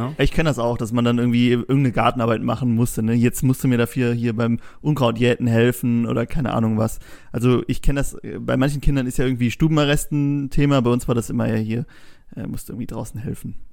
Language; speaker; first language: German; native; German